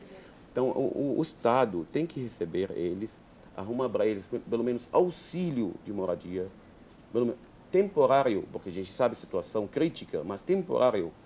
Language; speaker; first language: Portuguese; non-native, fluent; Arabic